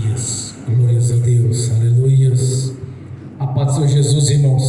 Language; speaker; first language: Portuguese; native; Portuguese